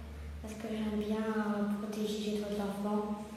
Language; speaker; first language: French; early bilingual, other home language; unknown